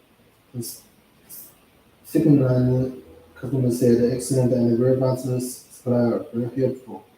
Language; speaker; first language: English; non-native, learner; Chinese